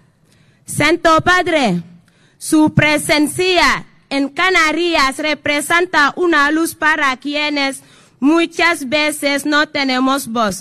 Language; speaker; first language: Spanish; non-native, fluent; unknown